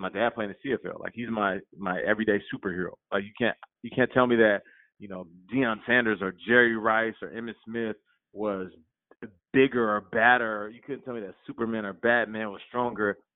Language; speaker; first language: English; native; English